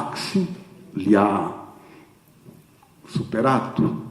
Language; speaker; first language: Italian; non-native, fluent; Portuguese